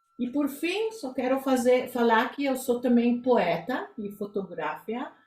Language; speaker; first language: Portuguese; early bilingual, heritage; Portuguese